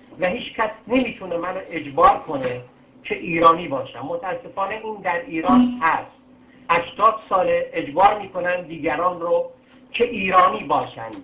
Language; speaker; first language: Persian; non-native, local second language; Arabic